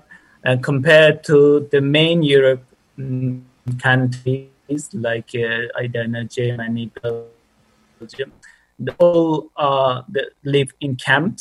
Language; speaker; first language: English; non-native, fluent; Persian